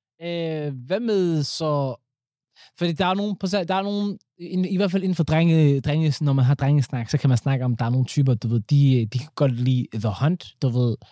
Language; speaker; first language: Danish; early bilingual, other home language; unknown